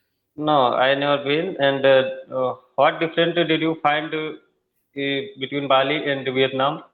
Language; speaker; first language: English; non-native, learner; Hindi